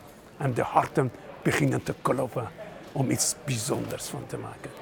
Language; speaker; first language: Dutch; non-native, fluent; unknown